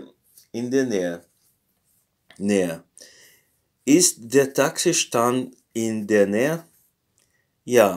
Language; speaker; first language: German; non-native, learner; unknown